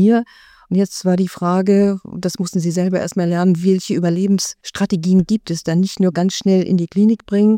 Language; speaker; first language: German; native; German